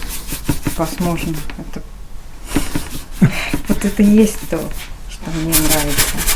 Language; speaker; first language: Russian; non-native, fluent; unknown